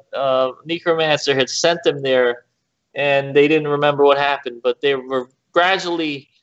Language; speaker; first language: English; native; English